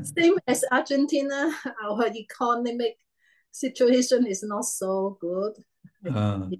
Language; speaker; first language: English; non-native, learner; Cantonese